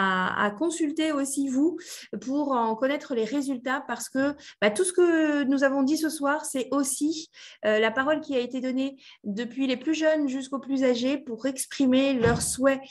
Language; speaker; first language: French; native; French